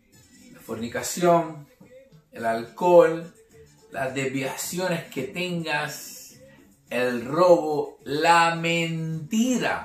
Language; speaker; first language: Spanish; native; Spanish